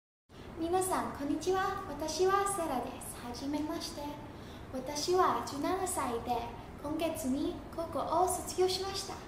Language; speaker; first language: Japanese; non-native, learner; English